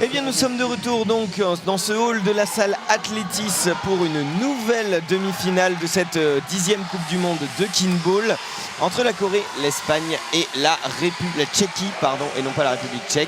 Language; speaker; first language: French; native; French